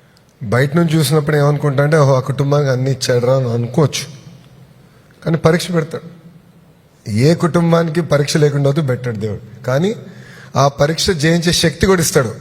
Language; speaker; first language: Telugu; native; Telugu